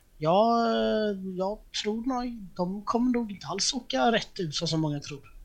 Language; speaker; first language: Swedish; native; Swedish